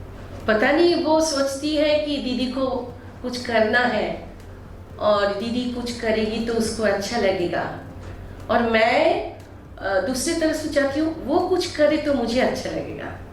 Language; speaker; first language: Hindi; non-native, local second language; Bangla